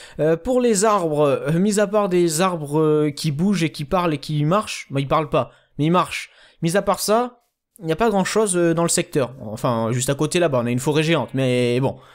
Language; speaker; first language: French; native; French